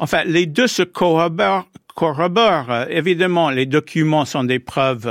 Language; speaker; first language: French; non-native, fluent; English